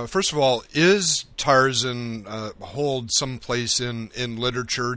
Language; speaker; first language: English; native; English